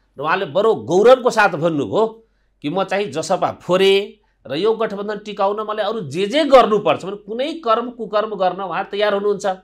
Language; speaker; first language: Nepali; non-native, local second language; Maithili